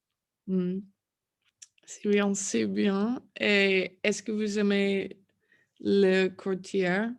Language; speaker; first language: French; non-native, learner; English